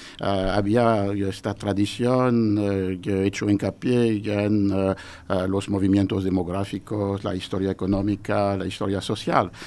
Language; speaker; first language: Spanish; non-native, fluent; French